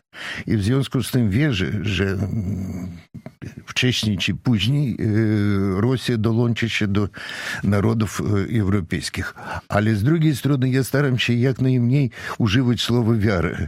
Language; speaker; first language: Polish; non-native, fluent; Russian